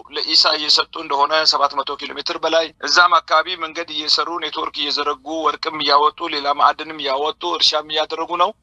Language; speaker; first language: Amharic; non-native, local second language; Afar